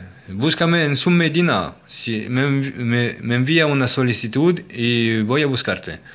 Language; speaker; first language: Spanish; non-native, learner; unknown